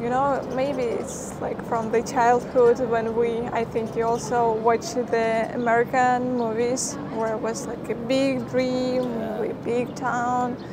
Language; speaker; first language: English; non-native, fluent; Ukrainian